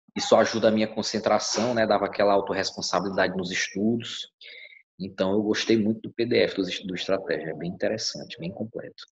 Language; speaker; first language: Portuguese; native; Portuguese